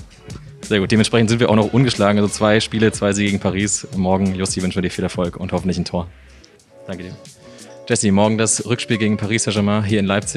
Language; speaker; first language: German; native; German